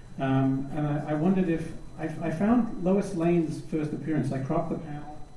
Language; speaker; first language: English; native; English